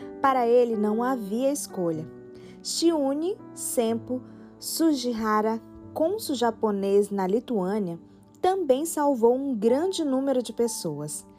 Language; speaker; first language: Portuguese; native; Portuguese